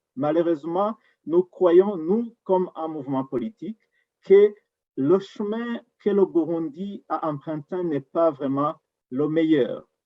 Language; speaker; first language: French; non-native, local second language; Rundi